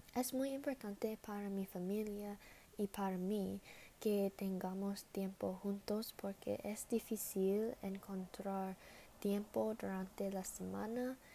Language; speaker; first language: Spanish; non-native, learner; English